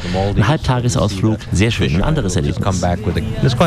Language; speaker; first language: German; native; German